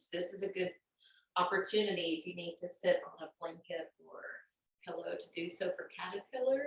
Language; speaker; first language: English; native; English